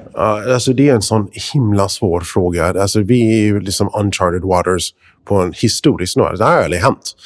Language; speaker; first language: Swedish; non-native, fluent; English